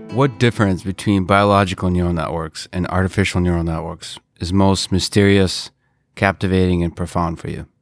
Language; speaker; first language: English; non-native, fluent; Russian